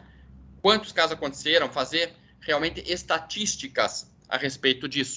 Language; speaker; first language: Portuguese; native; Portuguese